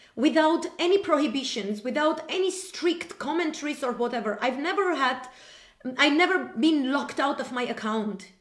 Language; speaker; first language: English; non-native, fluent; Armenian